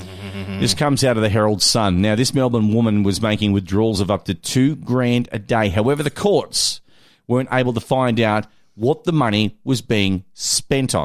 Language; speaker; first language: English; native; English